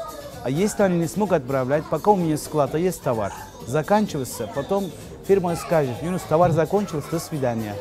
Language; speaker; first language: Russian; non-native, learner; Turkish